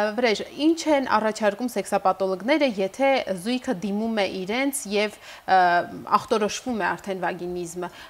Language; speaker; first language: Armenian; native; Armenian